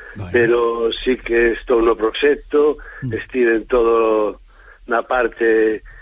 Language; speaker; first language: Galician; native; Galician